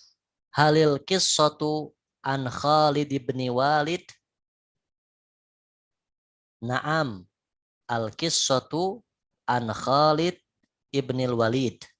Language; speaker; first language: Arabic; non-native, fluent; Indonesian